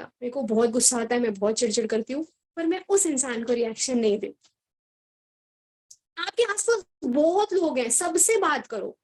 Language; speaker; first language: Hindi; native; Hindi